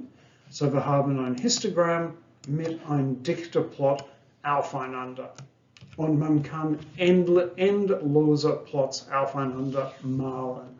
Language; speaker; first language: German; non-native, fluent; English